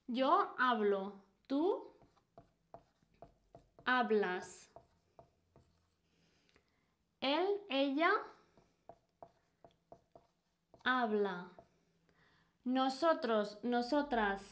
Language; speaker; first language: Spanish; non-native, fluent; Indonesian